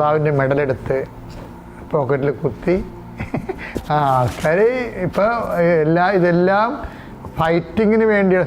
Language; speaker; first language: Malayalam; native; Malayalam